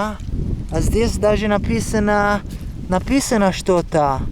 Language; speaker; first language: Russian; non-native, learner; Italian